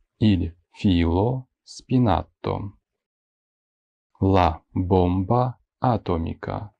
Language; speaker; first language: Italian; non-native, fluent; Ukrainian